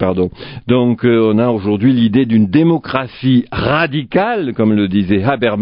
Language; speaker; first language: French; native; French